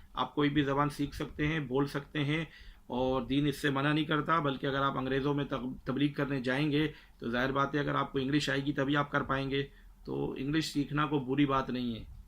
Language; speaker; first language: Urdu; native; Urdu